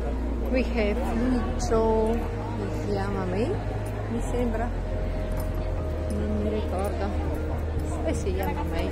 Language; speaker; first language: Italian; non-native, learner; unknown